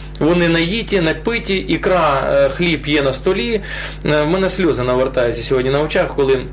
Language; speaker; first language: Ukrainian; non-native, local second language; Russian